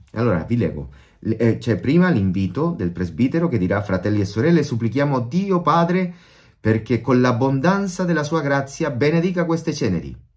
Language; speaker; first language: Italian; non-native, fluent; Spanish